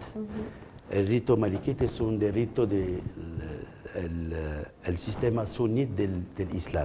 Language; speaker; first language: Spanish; non-native, fluent; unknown